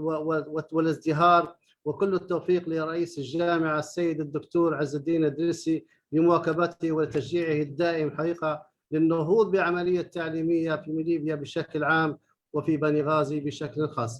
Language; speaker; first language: Arabic; native; Arabic